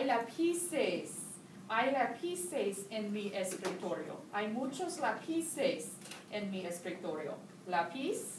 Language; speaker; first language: Spanish; non-native, learner; English